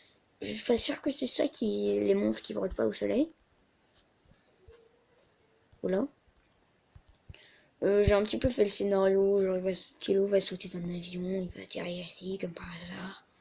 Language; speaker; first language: French; native; French